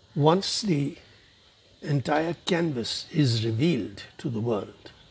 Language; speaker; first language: English; non-native, local second language; Assamese